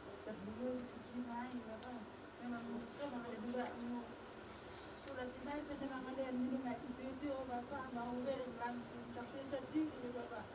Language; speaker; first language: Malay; non-native, local second language; Batak Toba